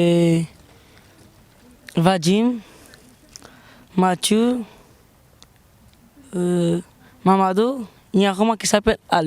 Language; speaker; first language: French; early bilingual, other home language; Romany